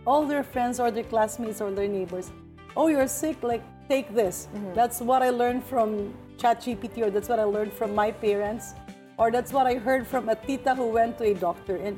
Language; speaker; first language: English; non-native, local second language; Hiligaynon